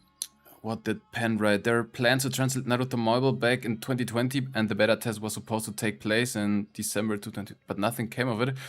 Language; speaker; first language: English; non-native, fluent; German